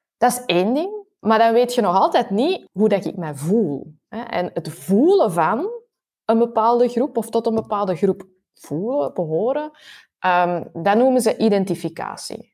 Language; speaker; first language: Dutch; native; Dutch